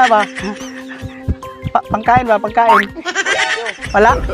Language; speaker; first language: Filipino; non-native, local second language; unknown